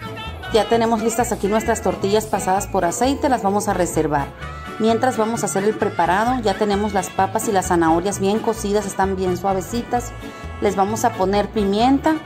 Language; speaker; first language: Spanish; native; Spanish